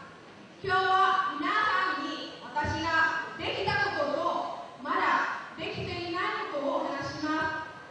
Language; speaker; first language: Japanese; non-native, learner; Lao